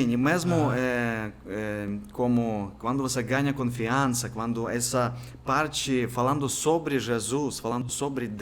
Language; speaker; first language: Portuguese; non-native, fluent; Ukrainian